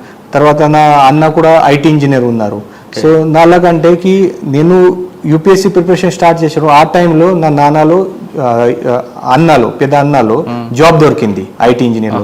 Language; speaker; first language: Telugu; non-native, learner; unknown